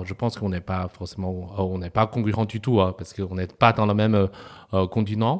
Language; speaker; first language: French; non-native, fluent; Chinese